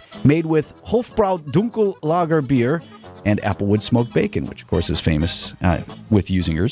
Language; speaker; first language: English; native; English